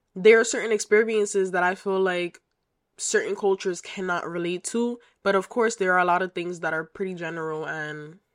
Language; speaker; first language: English; native; English